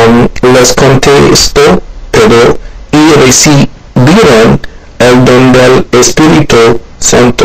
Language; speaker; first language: Spanish; non-native, learner; Haitian Creole